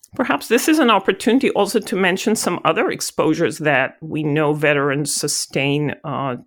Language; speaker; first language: English; non-native, fluent; Hebrew